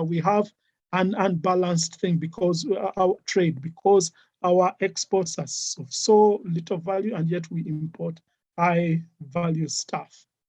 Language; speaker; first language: English; non-native, local second language; Ganda